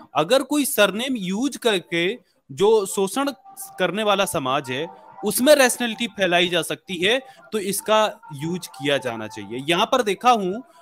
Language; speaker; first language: Hindi; native; Hindi